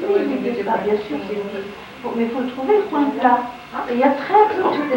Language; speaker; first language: French; early bilingual, other home language; Spanish